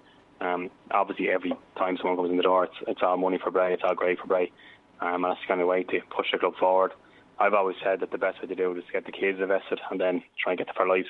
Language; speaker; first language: English; native; English